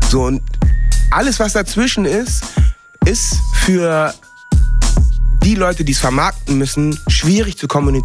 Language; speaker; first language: German; native; German